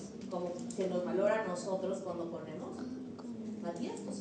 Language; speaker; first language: Spanish; native; Spanish